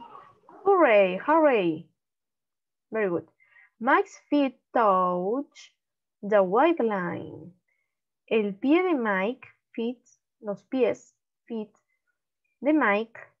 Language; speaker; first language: English; non-native, learner; Spanish